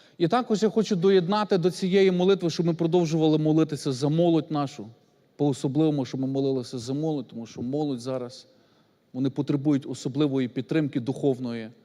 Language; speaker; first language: Ukrainian; native; Ukrainian